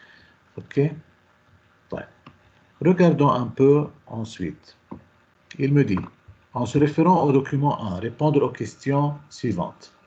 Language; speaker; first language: French; non-native, local second language; Arabic